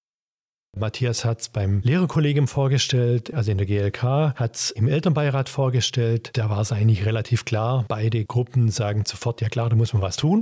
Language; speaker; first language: German; native; German